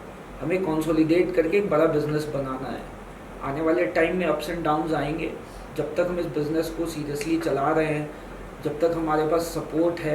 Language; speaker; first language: Hindi; native; Hindi